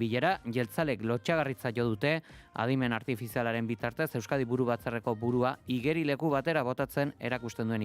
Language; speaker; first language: Basque; native; Basque